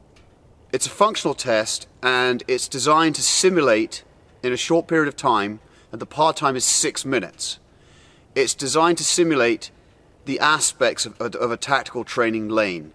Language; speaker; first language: English; native; English